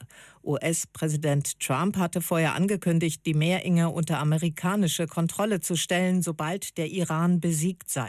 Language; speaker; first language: German; native; German